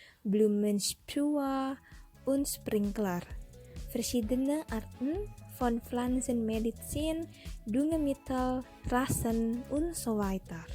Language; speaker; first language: German; non-native, learner; Indonesian